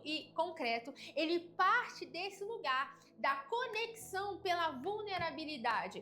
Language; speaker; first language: Portuguese; native; Portuguese